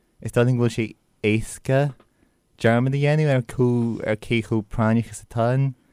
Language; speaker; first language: Irish; non-native, local second language; English